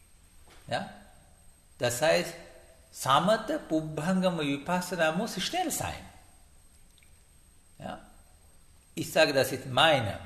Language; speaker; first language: German; non-native, learner; Sinhala